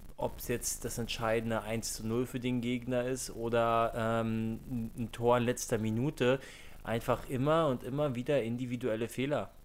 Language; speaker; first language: German; native; German